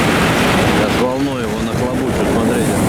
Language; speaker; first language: Russian; native; Russian